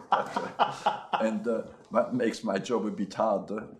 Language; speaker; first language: English; non-native, fluent; French